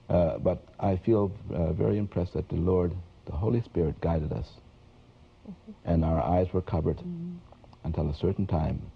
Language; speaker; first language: English; native; English